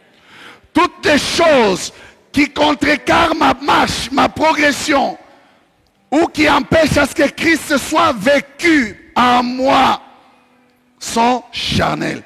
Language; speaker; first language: French; non-native, local second language; Swahili